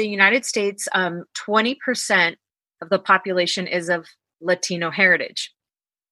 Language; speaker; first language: English; native; English